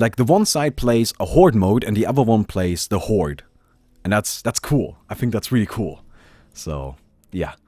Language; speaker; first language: English; non-native, fluent; German